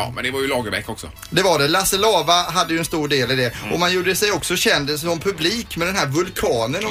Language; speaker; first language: Swedish; native; Swedish